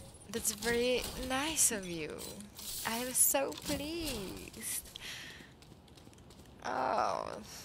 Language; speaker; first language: English; non-native, fluent; Czech